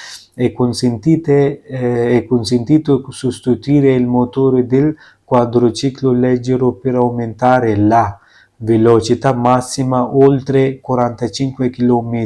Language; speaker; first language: Italian; non-native, learner; Urdu